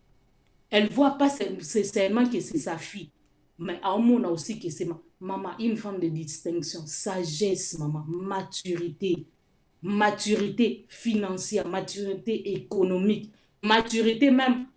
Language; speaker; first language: French; non-native, local second language; Lingala